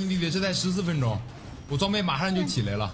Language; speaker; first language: Chinese; native; Chinese